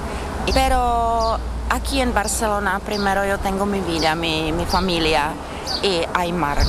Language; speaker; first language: Spanish; non-native, learner; Czech